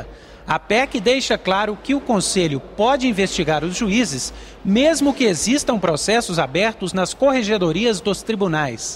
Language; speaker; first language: Portuguese; native; Portuguese